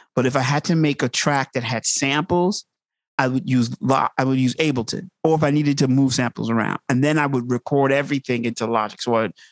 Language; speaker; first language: English; native; English